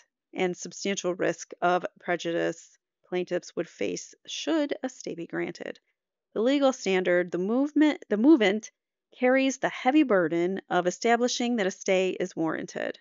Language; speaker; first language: English; native; English